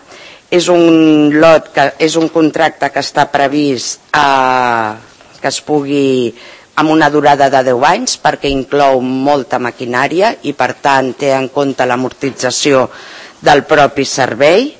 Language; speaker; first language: Catalan; native; Catalan